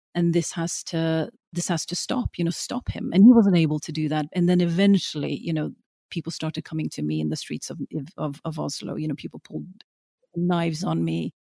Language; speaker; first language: English; early bilingual, other home language; Norwegian